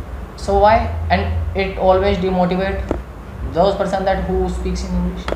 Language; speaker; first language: English; non-native, learner; Hindi